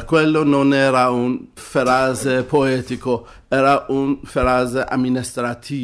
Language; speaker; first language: Italian; non-native, learner; Persian